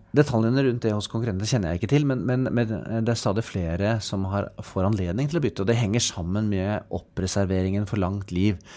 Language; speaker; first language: Norwegian; native; Norwegian